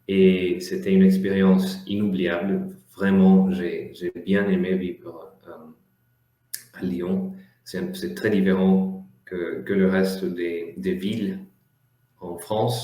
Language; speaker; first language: French; non-native, fluent; Spanish